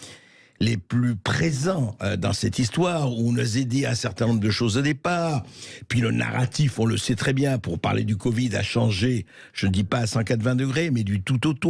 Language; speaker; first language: French; native; French